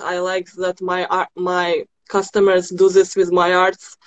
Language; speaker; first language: English; non-native, learner; Russian